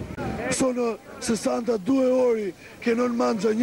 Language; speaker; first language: Italian; non-native, learner; Albanian